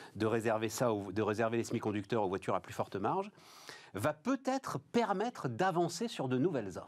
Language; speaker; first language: French; native; French